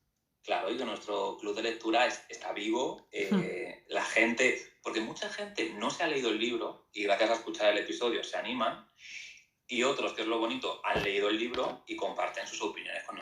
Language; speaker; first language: Spanish; native; Spanish